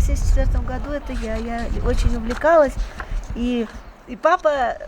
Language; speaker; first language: Russian; native; Russian